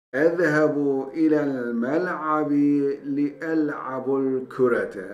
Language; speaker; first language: Arabic; non-native, fluent; Turkish